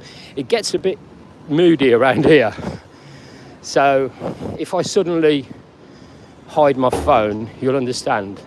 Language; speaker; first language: English; native; English